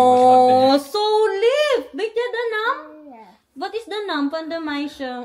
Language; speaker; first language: Dutch; non-native, learner; Filipino